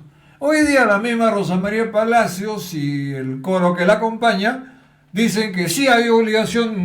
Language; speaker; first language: Spanish; native; Spanish